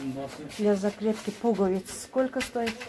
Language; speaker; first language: Russian; non-native, local second language; Uzbek